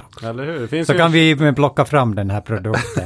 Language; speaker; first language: Swedish; non-native, fluent; Finnish